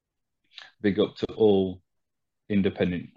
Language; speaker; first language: English; native; English